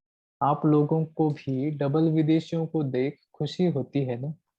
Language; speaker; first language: Hindi; native; Hindi